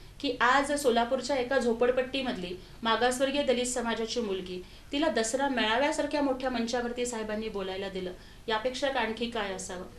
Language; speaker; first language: Marathi; non-native, local second language; Telugu